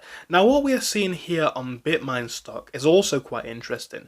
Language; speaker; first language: English; native; English